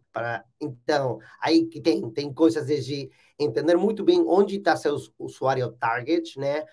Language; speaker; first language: Portuguese; non-native, fluent; Spanish